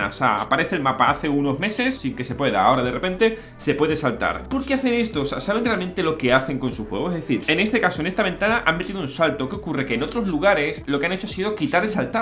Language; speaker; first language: Spanish; native; Spanish